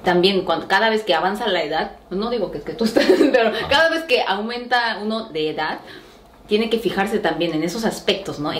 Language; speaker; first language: Spanish; non-native, fluent; Korean